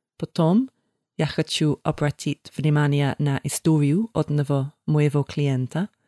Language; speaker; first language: Russian; non-native, fluent; English